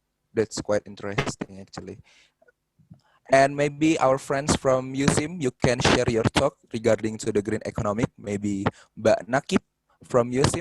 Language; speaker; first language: English; non-native, fluent; Indonesian